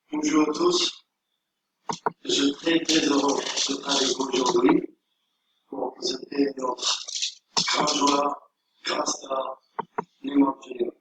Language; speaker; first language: French; non-native, learner; Arabic